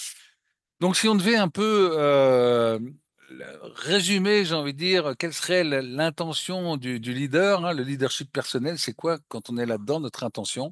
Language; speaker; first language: French; native; French